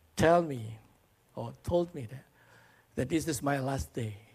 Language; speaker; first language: English; non-native, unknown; Indonesian